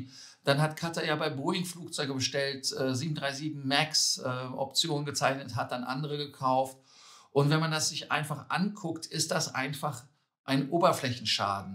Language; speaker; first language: German; native; German